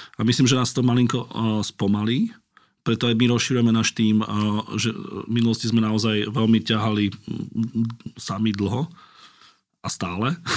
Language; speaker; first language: Slovak; native; Slovak